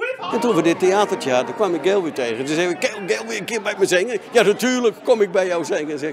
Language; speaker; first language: Dutch; native; Dutch